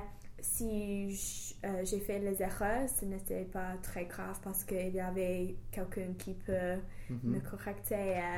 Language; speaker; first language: French; non-native, fluent; English